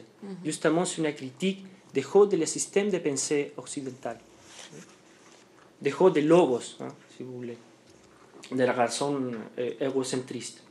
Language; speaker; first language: French; non-native, fluent; Spanish